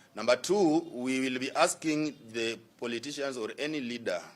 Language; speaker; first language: English; non-native, local second language; Swahili